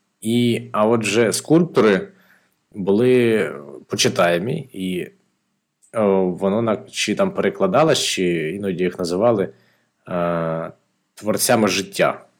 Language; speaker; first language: Ukrainian; non-native, local second language; Russian